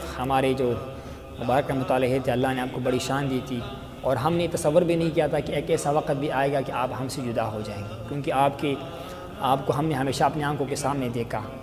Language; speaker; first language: Urdu; non-native, local second language; Pashto